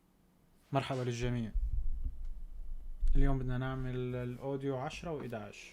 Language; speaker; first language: Arabic; native; Arabic